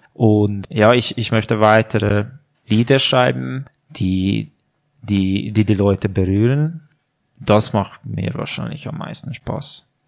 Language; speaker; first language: German; non-native, fluent; Hungarian